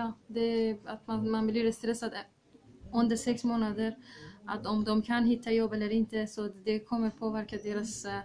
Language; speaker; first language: Swedish; early bilingual, other home language; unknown